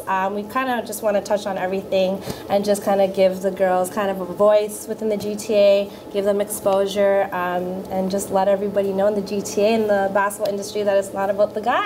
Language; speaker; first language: English; early bilingual, other home language; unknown